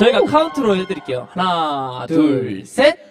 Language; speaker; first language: Korean; native; Korean